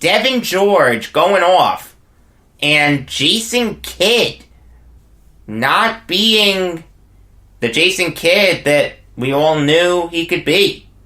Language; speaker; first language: English; native; English